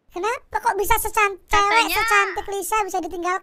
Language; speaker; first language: Indonesian; native; Indonesian